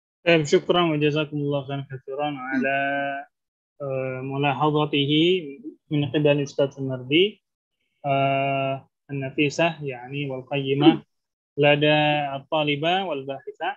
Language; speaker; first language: Arabic; non-native, fluent; Indonesian